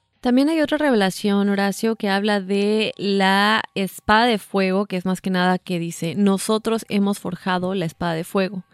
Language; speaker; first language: Spanish; native; Spanish